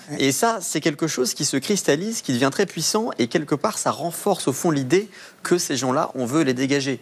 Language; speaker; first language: French; native; French